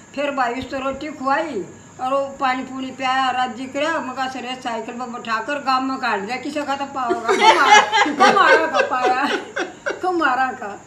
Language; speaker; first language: Hindi; native; Hindi